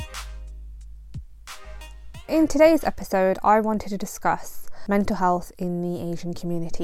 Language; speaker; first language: English; non-native, local second language; Punjabi